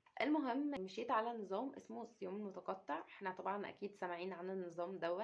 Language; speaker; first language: Arabic; native; Arabic